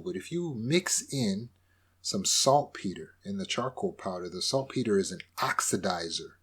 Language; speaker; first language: English; native; English